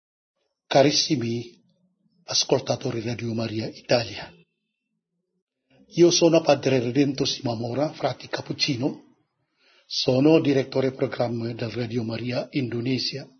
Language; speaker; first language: Italian; non-native, learner; Indonesian